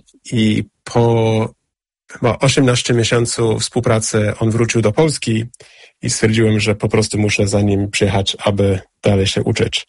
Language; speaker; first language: Polish; non-native, fluent; English